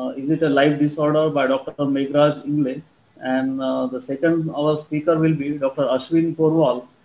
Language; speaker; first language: English; non-native, local second language; Marathi